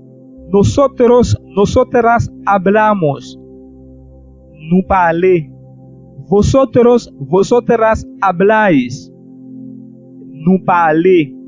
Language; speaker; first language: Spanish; non-native, learner; Haitian Creole